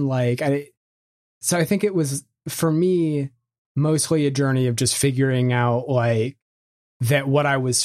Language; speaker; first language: English; native; English